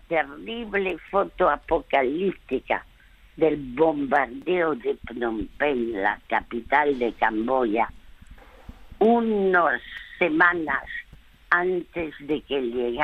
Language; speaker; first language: Spanish; non-native, fluent; French